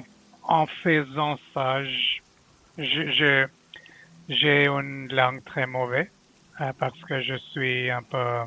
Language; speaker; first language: French; non-native, learner; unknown